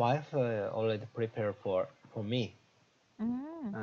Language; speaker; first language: English; non-native, learner; Korean